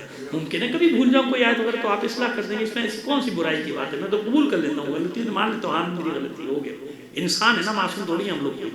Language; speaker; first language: Urdu; native; Urdu